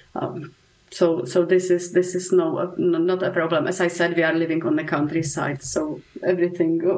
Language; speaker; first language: English; non-native, fluent; Czech